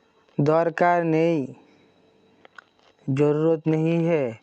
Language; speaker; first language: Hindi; non-native, learner; Bangla